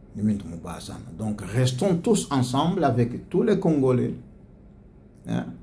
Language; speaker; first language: French; non-native, local second language; Swahili